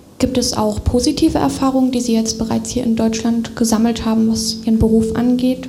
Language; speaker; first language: German; native; German